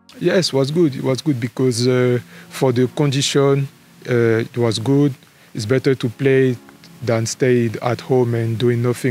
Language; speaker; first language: English; non-native, learner; French